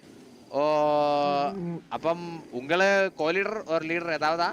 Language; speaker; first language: Tamil; non-native, learner; Malayalam